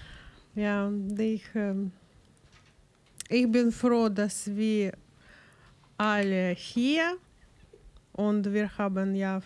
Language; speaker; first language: German; non-native, learner; Ukrainian